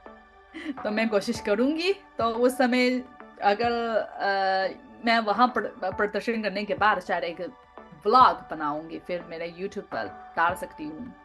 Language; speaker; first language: Hindi; non-native, learner; Chinese